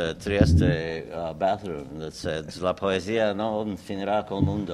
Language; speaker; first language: English; non-native, fluent; German